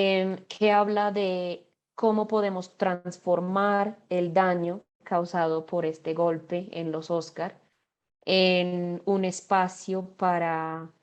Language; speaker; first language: Spanish; non-native, fluent; English